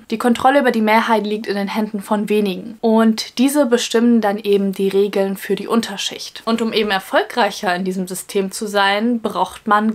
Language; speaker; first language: German; native; German